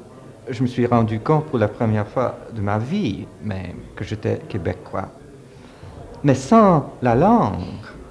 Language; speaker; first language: French; early bilingual, heritage; French